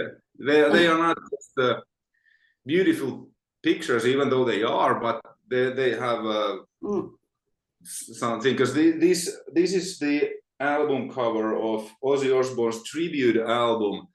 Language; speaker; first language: English; non-native, fluent; Finnish